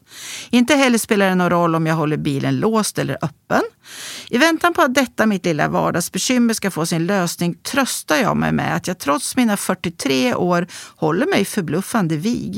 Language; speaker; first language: Swedish; native; Swedish